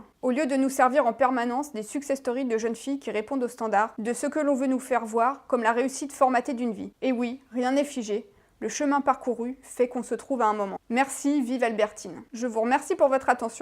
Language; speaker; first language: French; native; French